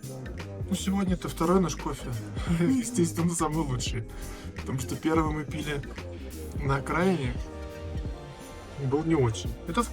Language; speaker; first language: Russian; native; Russian